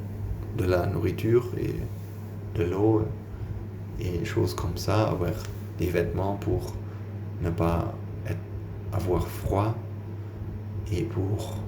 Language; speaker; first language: French; non-native, learner; German